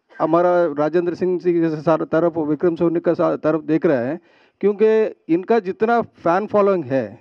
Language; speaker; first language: Hindi; non-native, local second language; Telugu